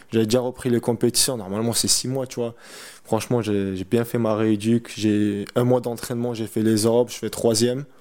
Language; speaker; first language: French; early bilingual, other home language; Chechen